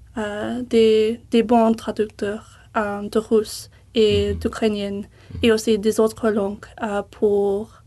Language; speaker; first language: French; non-native, fluent; English